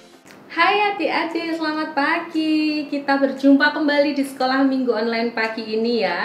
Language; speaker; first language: Indonesian; native; Indonesian